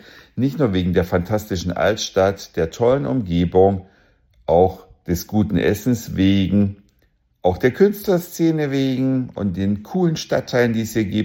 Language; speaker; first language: German; native; German